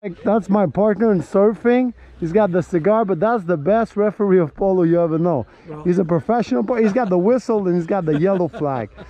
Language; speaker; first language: English; non-native, local second language; French